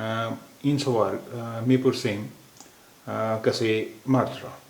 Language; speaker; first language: Persian; non-native, fluent; Urdu